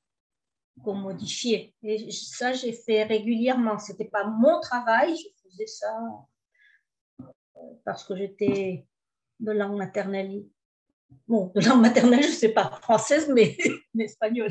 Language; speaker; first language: French; early bilingual, heritage; French